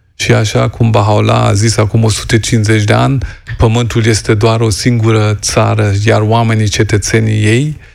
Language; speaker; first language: Romanian; non-native, fluent; German